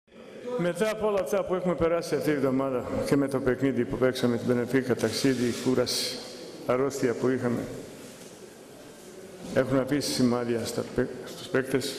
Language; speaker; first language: Greek; non-native, fluent; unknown